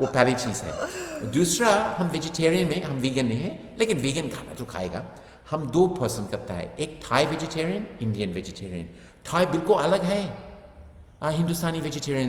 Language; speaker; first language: Hindi; non-native, fluent; English